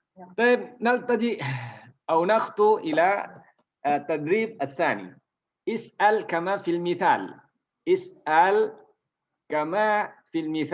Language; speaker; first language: Arabic; non-native, fluent; Indonesian